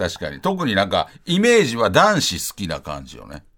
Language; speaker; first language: Japanese; native; Japanese